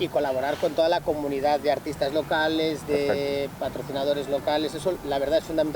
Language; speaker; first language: Spanish; native; Spanish